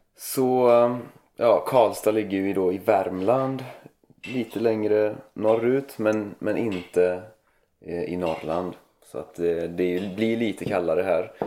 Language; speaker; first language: Swedish; native; Swedish